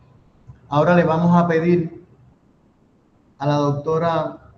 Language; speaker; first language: Spanish; native; Spanish